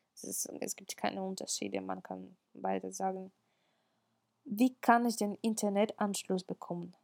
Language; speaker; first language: German; non-native, fluent; Russian